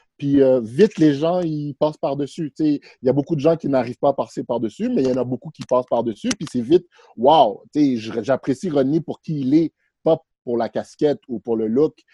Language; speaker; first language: French; early bilingual, other home language; Haitian Creole